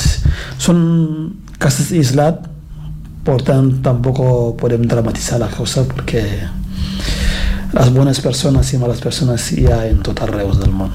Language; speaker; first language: Catalan; non-native, fluent; Fula